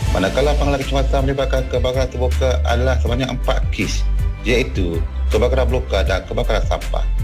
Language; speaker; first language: Malay; native; Malay